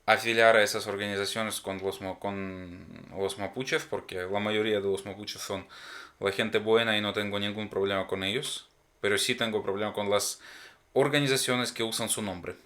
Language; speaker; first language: Spanish; non-native, fluent; Ukrainian